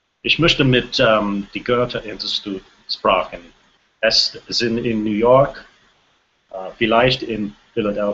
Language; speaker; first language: German; non-native, learner; English